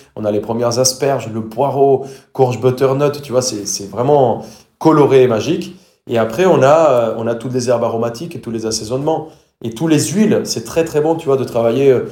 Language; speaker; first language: French; non-native, fluent; Spanish